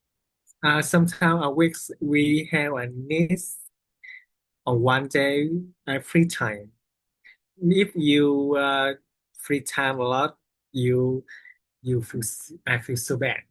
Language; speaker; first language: English; non-native, learner; Vietnamese